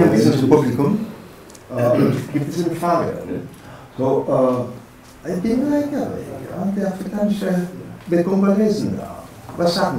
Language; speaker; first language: German; non-native, fluent; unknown